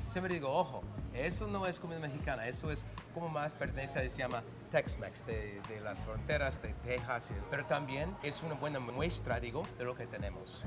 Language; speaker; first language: Spanish; non-native, fluent; English